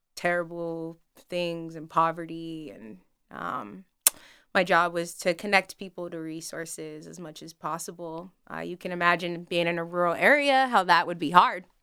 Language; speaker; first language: English; native; English